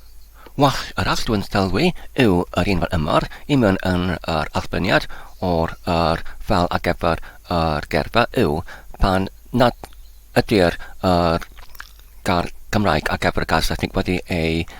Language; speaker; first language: Welsh; non-native, learner; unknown